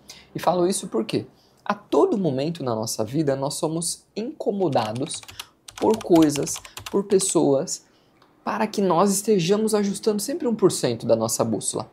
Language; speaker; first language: Portuguese; native; Portuguese